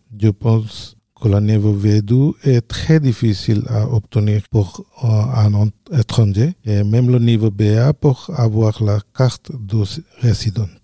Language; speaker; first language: French; non-native, learner; Bangla